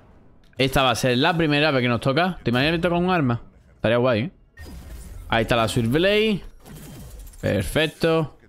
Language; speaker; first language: Spanish; native; Spanish